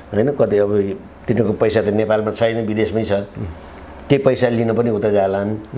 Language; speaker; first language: Nepali; native; Nepali